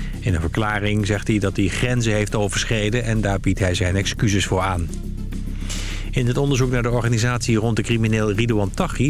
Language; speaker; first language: Dutch; native; Dutch